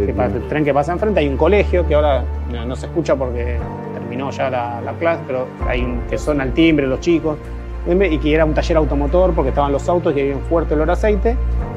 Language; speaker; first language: Spanish; native; Spanish